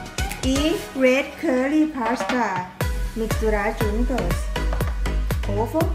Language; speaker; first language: Portuguese; non-native, learner; Thai